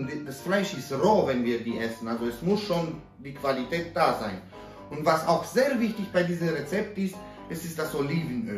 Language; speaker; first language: German; non-native, fluent; Romanian